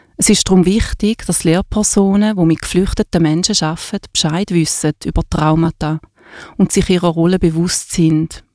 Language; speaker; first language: German; native; German